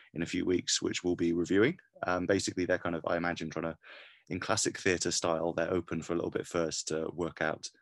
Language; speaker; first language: English; native; English